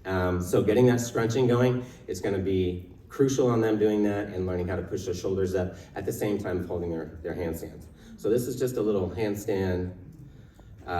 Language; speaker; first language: English; native; English